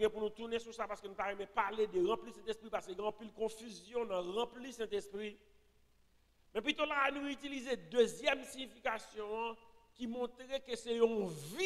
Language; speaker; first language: French; non-native, local second language; Haitian Creole